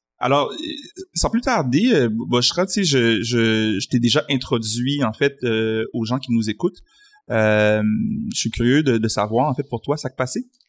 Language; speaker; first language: French; native; French